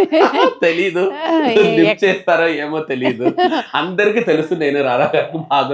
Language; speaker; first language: Telugu; non-native, local second language; Tamil